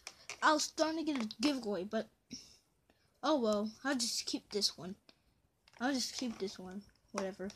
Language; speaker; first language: English; native; English